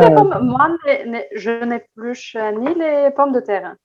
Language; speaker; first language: French; non-native, fluent; Portuguese